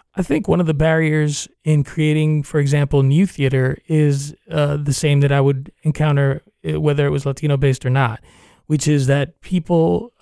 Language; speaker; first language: English; native; English